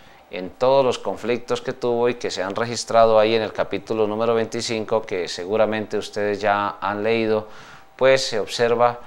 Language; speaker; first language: Spanish; native; Spanish